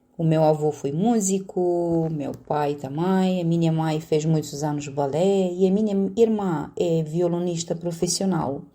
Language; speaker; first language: Portuguese; non-native, fluent; Romanian